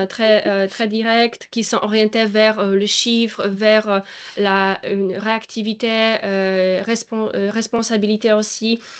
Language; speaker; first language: French; non-native, fluent; Polish